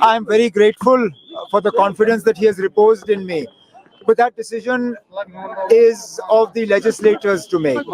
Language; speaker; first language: English; non-native, local second language; Kashmiri